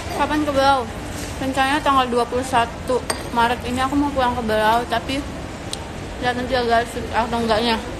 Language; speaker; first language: Indonesian; native; Indonesian